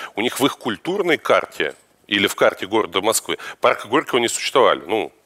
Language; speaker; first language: Russian; native; Russian